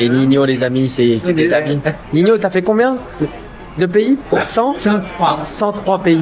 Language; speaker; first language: French; native; French